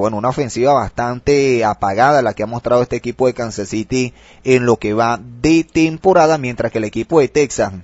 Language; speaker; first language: Spanish; native; Spanish